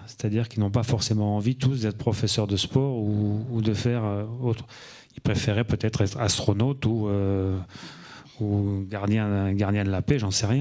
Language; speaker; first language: French; native; French